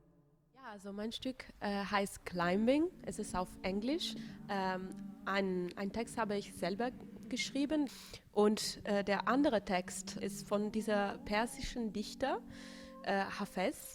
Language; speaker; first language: German; non-native, fluent; Italian